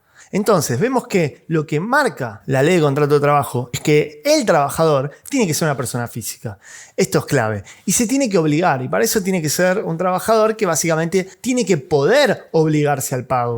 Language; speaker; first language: Spanish; native; Spanish